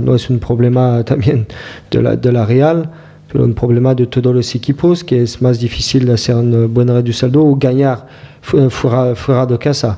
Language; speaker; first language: Spanish; non-native, fluent; French